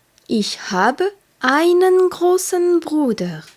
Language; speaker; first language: German; non-native, fluent; French